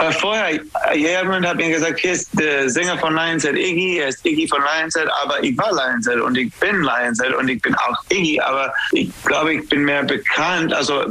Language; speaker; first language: German; non-native, fluent; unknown